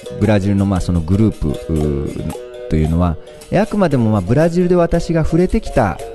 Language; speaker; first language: Japanese; native; Japanese